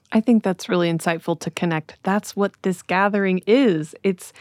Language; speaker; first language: English; native; English